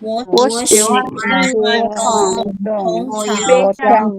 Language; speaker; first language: Chinese; non-native, learner; Filipino